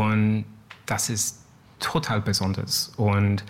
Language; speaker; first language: German; non-native, learner; English